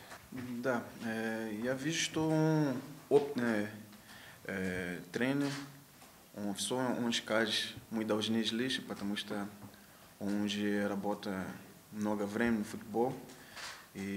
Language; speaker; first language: Russian; non-native, learner; Portuguese